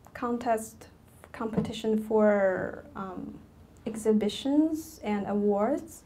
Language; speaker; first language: English; non-native, fluent; Chinese